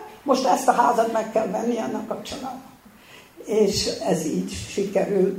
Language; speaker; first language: Hungarian; early bilingual, heritage; Hungarian